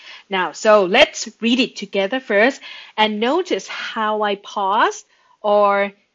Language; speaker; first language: English; non-native, fluent; Thai